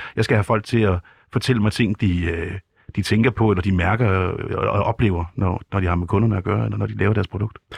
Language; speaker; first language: Danish; native; Danish